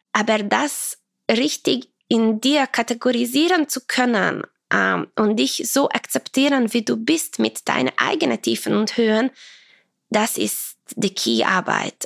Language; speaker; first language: German; non-native, fluent; Croatian